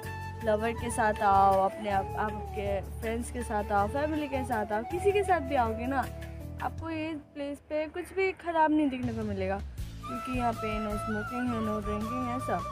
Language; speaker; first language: Hindi; non-native, local second language; Assamese